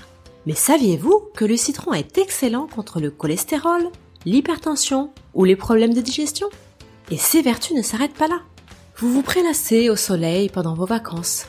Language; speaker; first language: French; native; French